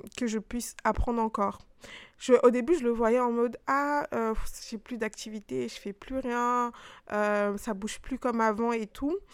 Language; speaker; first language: French; early bilingual, other home language; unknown